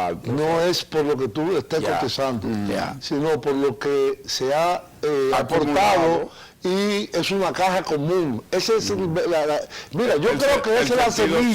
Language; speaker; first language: Spanish; native; Spanish